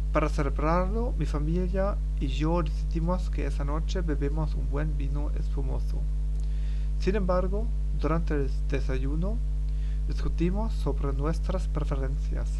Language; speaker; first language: Spanish; non-native, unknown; German